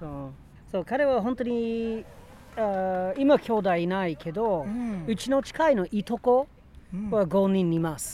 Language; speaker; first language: Japanese; non-native, learner; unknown